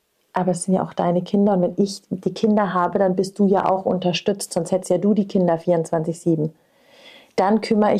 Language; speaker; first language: German; native; German